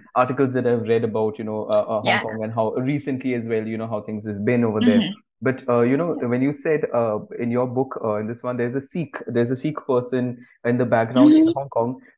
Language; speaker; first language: English; non-native, local second language; Bangla